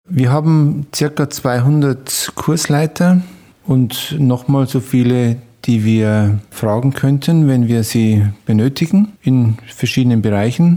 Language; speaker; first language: German; native; German